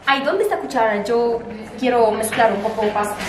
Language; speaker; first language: Spanish; non-native, fluent; Russian